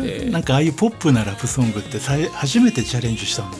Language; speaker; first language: Japanese; native; Japanese